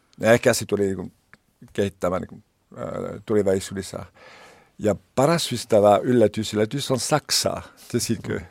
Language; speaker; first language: Finnish; non-native, learner; French